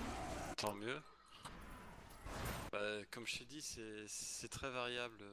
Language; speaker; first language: French; native; French